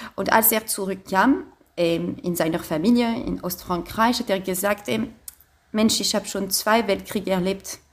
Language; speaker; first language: German; non-native, fluent; French